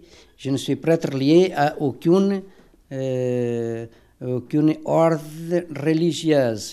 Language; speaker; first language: French; non-native, fluent; Portuguese